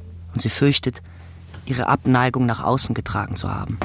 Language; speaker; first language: German; native; German